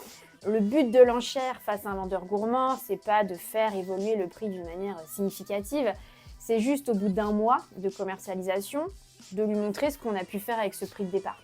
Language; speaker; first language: French; native; French